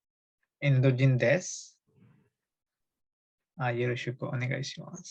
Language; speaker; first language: Japanese; non-native, learner; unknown